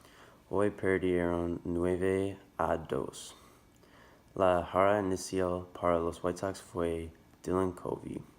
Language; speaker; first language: Spanish; non-native, learner; English